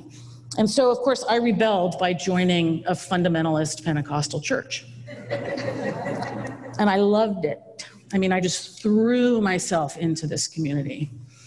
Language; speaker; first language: English; native; English